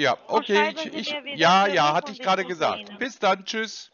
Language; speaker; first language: German; native; German